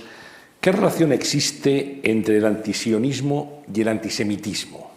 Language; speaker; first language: Spanish; native; Spanish